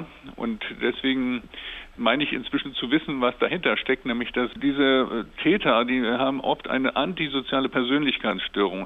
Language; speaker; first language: German; native; German